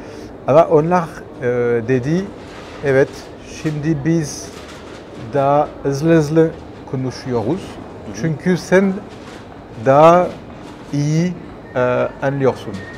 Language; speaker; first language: Turkish; non-native, learner; French